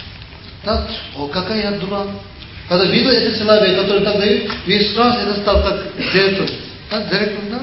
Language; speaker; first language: Russian; non-native, learner; Tibetan